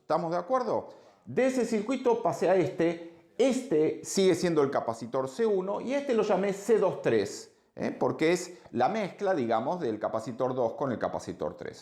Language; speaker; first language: Spanish; native; Spanish